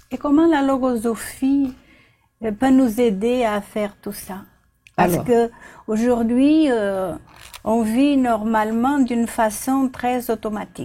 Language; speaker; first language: French; non-native, fluent; Portuguese